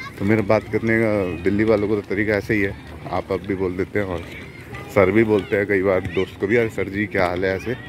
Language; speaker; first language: Hindi; native; Hindi